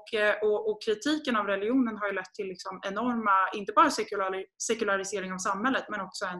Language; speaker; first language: Swedish; native; Swedish